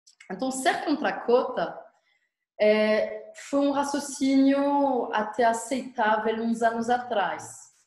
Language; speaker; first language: Portuguese; non-native, fluent; French